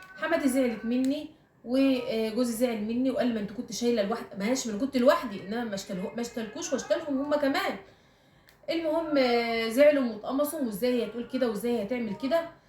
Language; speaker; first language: Egyptian Arabic; native; Egyptian Arabic